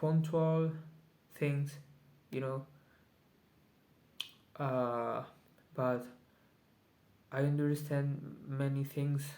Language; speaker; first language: English; non-native, learner; Spanish